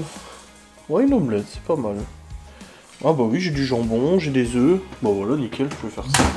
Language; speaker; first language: French; native; French